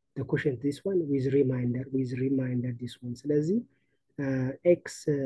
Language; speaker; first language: English; non-native, local second language; Amharic